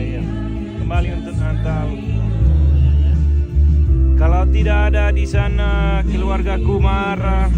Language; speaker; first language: Indonesian; non-native, learner; English